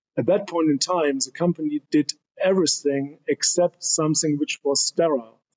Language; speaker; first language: English; non-native, fluent; German